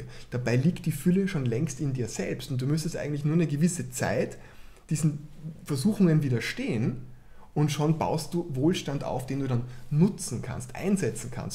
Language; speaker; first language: German; native; German